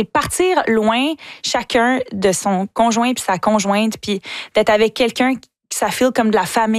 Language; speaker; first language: French; native; French